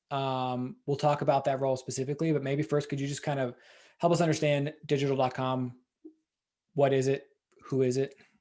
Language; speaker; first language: English; native; English